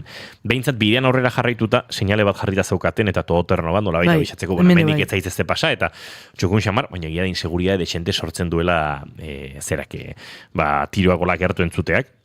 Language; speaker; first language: Basque; native; Basque